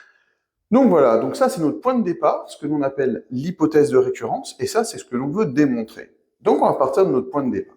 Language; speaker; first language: French; native; French